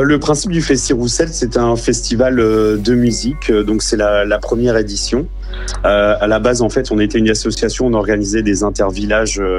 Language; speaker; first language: French; native; French